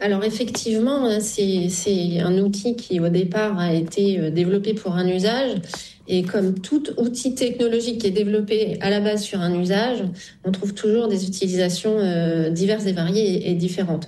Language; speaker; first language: French; native; French